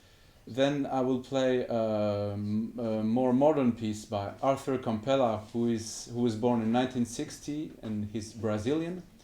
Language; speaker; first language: English; non-native, fluent; French